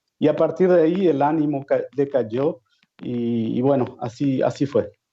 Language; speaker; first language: Spanish; native; Spanish